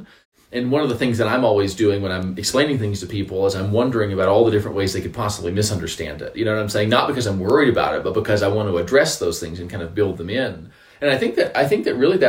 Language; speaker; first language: English; native; English